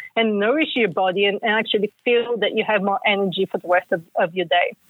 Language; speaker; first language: English; non-native, fluent; Bulgarian